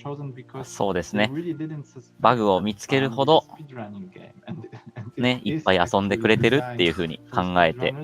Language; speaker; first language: Japanese; native; Japanese